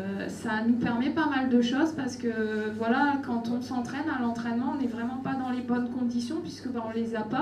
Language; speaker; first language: French; native; French